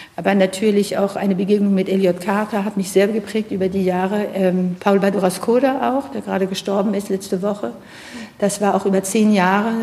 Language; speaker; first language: German; non-native, fluent; French